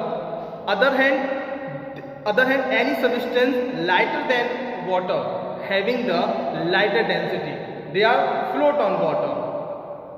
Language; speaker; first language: English; non-native, local second language; Hindi